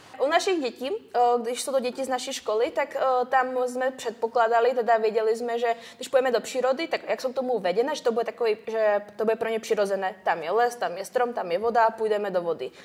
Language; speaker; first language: Czech; native; Czech